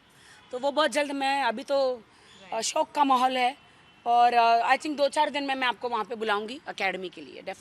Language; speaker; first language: Hindi; native; Hindi